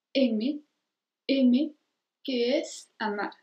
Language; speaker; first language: Spanish; non-native, fluent; French